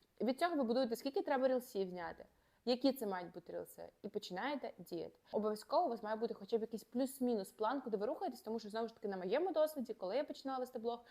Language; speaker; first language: Ukrainian; native; Ukrainian